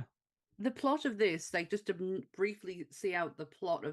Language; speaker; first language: English; native; English